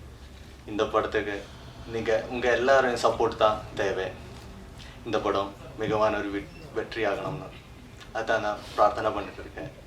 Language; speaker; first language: Tamil; non-native, learner; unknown